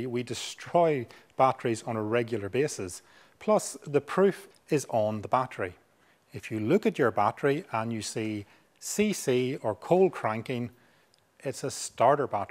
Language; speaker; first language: English; native; English